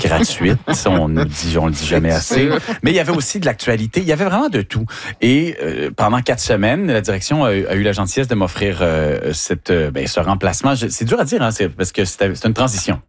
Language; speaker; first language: French; native; French